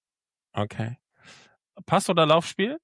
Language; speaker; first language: German; native; German